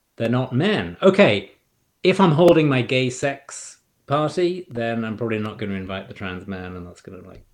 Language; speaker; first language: English; native; English